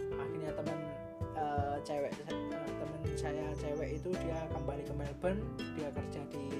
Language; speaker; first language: Indonesian; native; Indonesian